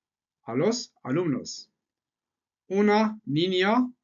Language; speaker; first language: Spanish; non-native, fluent; French